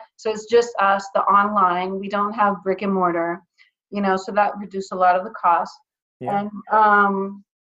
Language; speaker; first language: English; early bilingual, other home language; Greek